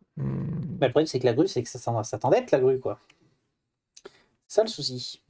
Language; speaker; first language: French; native; French